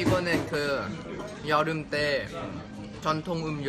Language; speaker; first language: Korean; non-native, fluent; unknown